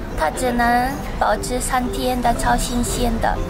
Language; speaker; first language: Chinese; non-native, fluent; Japanese